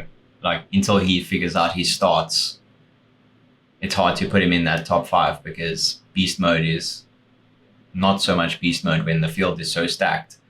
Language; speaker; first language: English; native; English